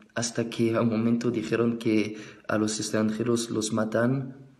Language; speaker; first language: Spanish; non-native, fluent; French